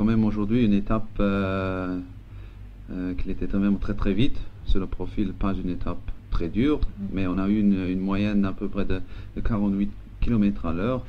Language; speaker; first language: French; non-native, local second language; Luxembourgish